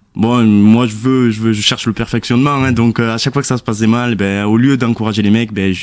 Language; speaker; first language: French; native; French